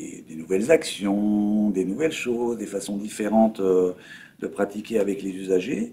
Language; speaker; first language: French; native; French